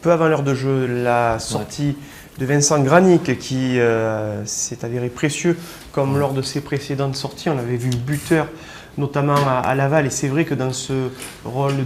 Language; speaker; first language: French; native; French